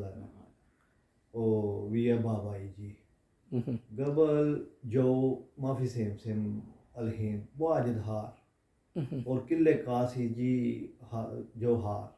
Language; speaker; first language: Arabic; non-native, learner; Urdu